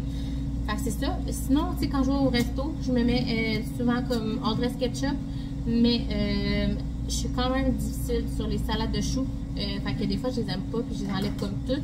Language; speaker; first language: French; native; French